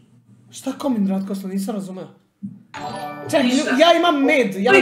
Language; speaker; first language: Bosnian; native; Bosnian